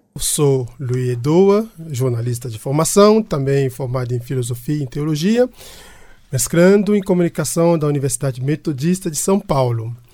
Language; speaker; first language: Portuguese; non-native, fluent; French